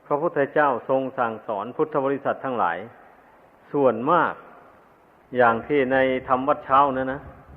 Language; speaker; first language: Thai; native; Thai